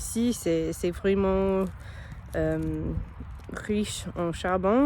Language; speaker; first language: French; non-native, learner; English